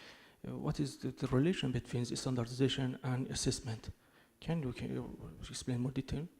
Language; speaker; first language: English; non-native, learner; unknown